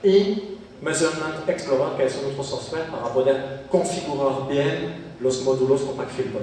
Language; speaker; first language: Spanish; non-native, fluent; French